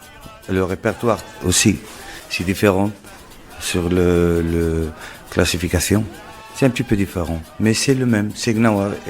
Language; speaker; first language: French; non-native, local second language; Arabic